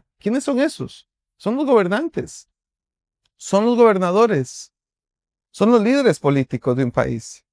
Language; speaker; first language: Spanish; native; Spanish